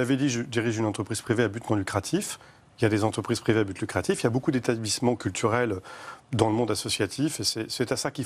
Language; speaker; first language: French; native; French